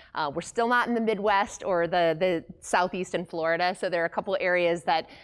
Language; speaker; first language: English; native; English